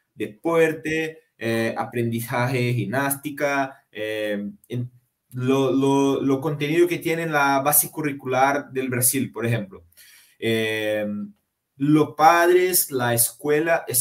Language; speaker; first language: Spanish; non-native, fluent; Portuguese